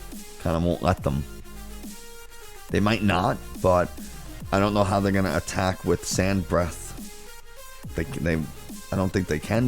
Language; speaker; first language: English; native; English